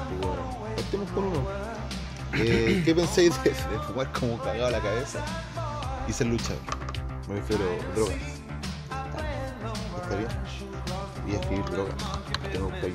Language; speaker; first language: Spanish; native; Spanish